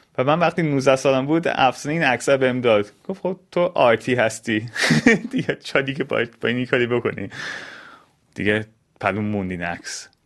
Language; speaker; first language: Persian; early bilingual, heritage; Persian